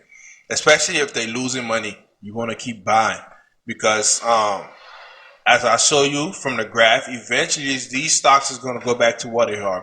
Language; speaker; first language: English; native; English